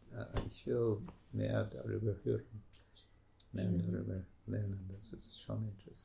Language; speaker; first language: German; non-native, fluent; English